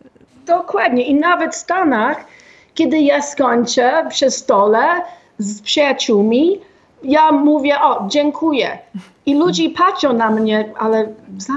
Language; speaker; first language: Polish; non-native, fluent; English